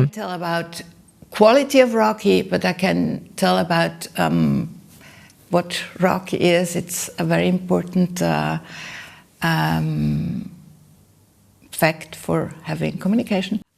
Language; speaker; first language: English; non-native, learner; German